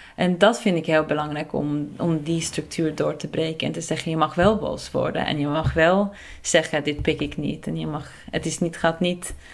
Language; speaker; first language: Dutch; non-native, fluent; Norwegian